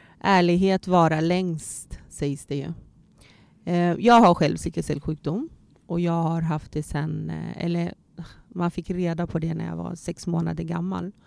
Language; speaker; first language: Swedish; early bilingual, other home language; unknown